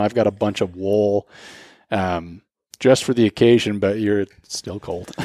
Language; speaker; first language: English; native; English